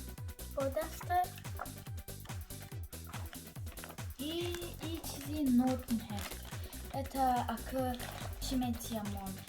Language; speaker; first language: Persian; early bilingual, heritage; Tajik